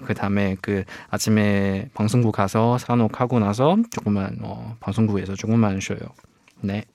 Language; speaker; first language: Korean; non-native, fluent; Chinese